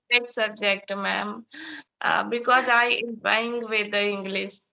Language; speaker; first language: English; non-native, learner; Hindi